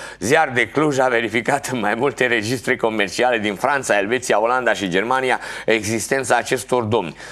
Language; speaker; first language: Romanian; native; Romanian